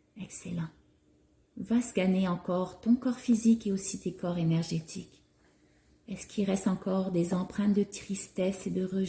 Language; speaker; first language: French; native; French